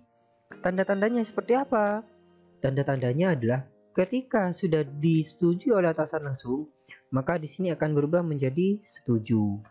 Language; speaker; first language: Indonesian; native; Indonesian